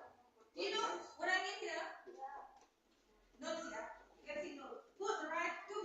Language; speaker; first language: English; non-native, learner; Indonesian